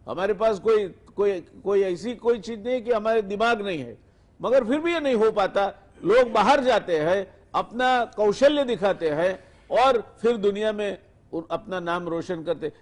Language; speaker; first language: Hindi; non-native, local second language; Gujarati